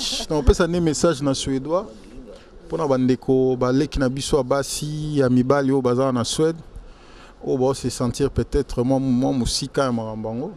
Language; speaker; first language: French; non-native, local second language; Lingala